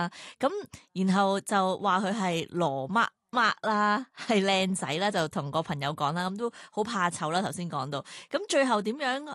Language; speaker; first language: Cantonese; native; Cantonese